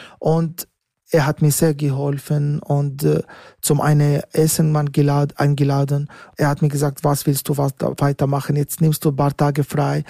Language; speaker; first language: German; non-native, learner; Arabic